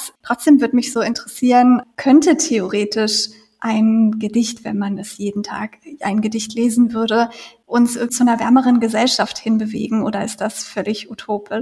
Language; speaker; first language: German; native; German